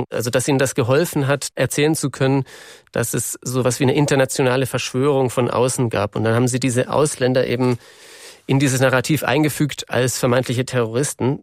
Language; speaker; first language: German; native; German